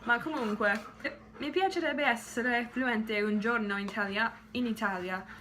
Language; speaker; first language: Italian; non-native, learner; English